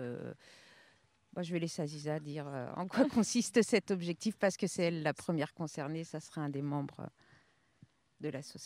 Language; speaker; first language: French; native; French